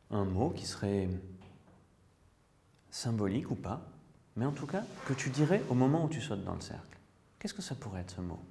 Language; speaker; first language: French; native; French